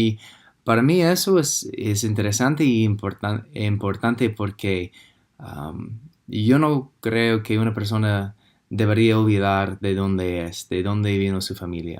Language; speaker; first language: Spanish; non-native, fluent; English